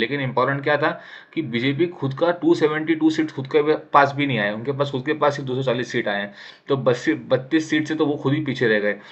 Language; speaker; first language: Hindi; native; Hindi